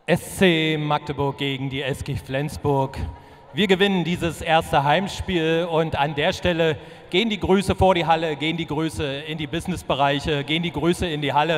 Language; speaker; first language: German; native; German